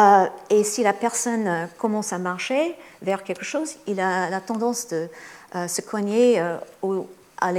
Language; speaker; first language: French; non-native, fluent; English